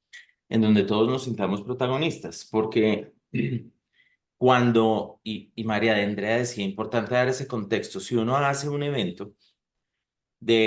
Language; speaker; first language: Spanish; native; Spanish